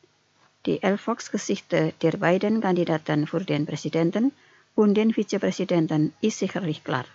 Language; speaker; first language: German; non-native, fluent; Indonesian